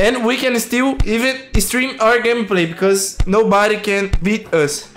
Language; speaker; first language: English; non-native, learner; Portuguese